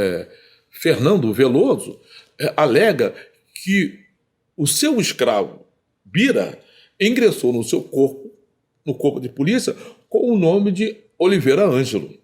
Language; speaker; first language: Portuguese; native; Portuguese